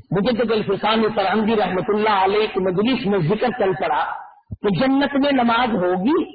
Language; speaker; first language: Urdu; native; Urdu